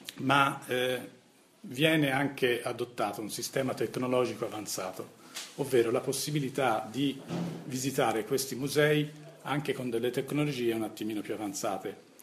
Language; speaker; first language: Italian; native; Italian